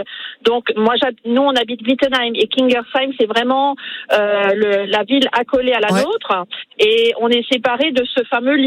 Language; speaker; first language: French; native; French